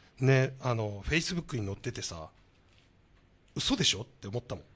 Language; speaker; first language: Japanese; native; Japanese